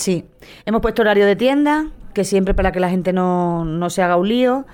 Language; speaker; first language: Spanish; native; Spanish